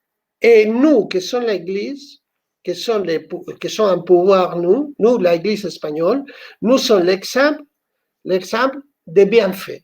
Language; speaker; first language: French; non-native, fluent; Spanish